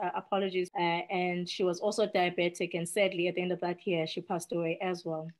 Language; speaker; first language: English; non-native, local second language; Xhosa